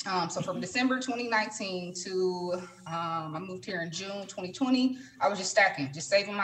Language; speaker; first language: English; native; English